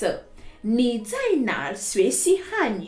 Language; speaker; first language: Chinese; non-native, fluent; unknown